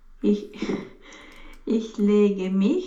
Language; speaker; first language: German; non-native, learner; Romanian